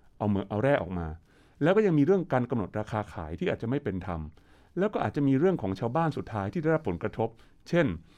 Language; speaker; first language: Thai; native; Thai